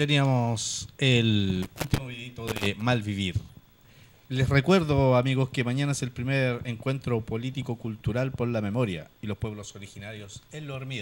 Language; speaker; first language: Spanish; native; Spanish